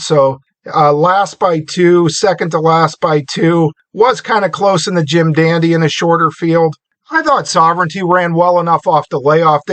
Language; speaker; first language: English; native; English